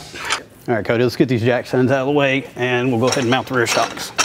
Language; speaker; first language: English; native; English